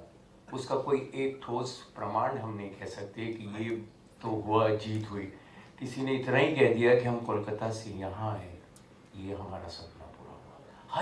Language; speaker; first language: Hindi; native; Hindi